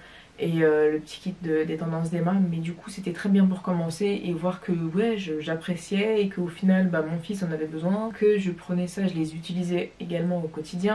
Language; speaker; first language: French; native; French